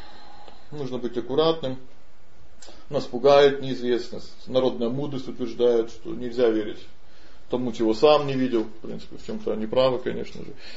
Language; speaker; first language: Russian; native; Russian